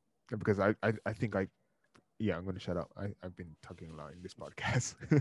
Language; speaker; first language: English; early bilingual, other home language; Japanese